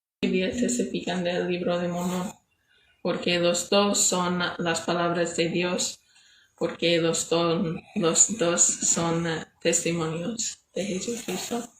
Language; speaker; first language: Spanish; non-native, learner; English